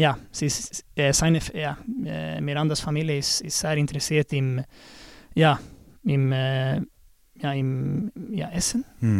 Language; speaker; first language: German; non-native, learner; Swedish